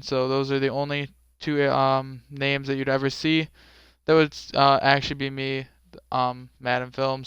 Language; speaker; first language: English; native; English